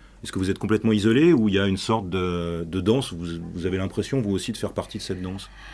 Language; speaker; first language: French; native; French